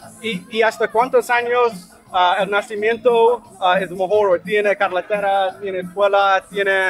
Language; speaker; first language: Spanish; non-native, learner; English